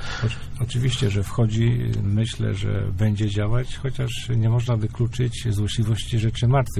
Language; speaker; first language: Polish; native; Polish